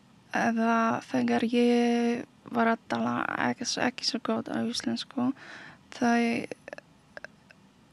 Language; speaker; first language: Icelandic; non-native, learner; Polish